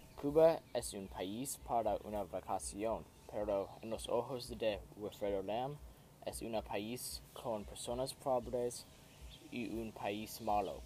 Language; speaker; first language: Spanish; non-native, learner; English